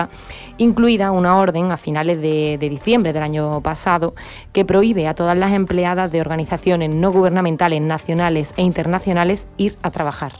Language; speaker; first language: Spanish; native; Spanish